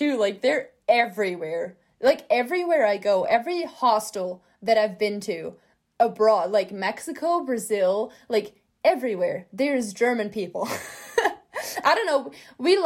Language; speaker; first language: English; non-native, fluent; German